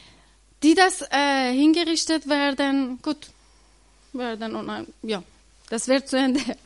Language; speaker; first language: German; non-native, learner; Persian